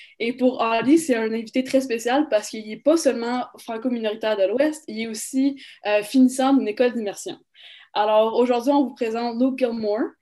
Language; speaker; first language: French; native; French